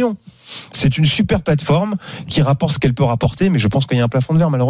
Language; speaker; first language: French; native; French